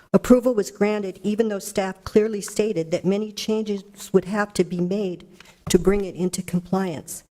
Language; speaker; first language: English; native; English